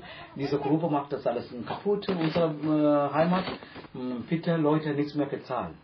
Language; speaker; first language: German; non-native, learner; Tamil